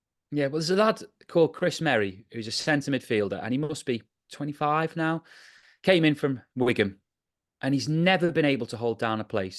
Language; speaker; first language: English; native; English